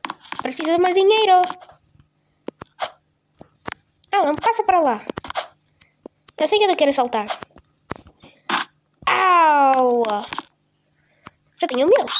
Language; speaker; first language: Spanish; non-native, learner; Portuguese